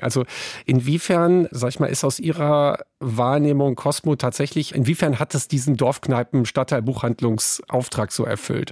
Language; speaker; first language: German; native; German